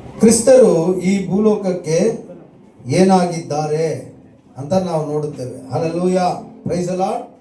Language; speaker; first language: Kannada; non-native, local second language; Tamil